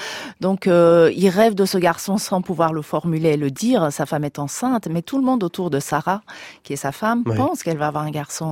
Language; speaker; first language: French; native; French